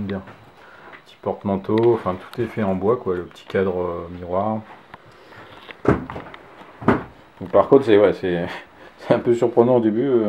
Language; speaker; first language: French; native; French